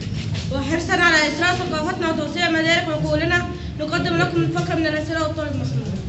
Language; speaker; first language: Arabic; native; Arabic